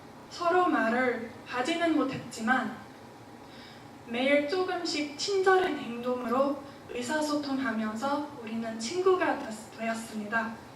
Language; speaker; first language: Korean; non-native, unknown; English